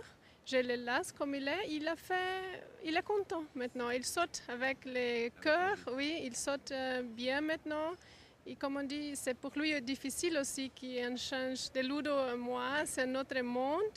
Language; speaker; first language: French; non-native, learner; Portuguese